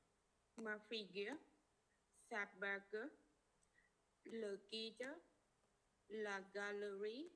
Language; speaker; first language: French; non-native, learner; Khmer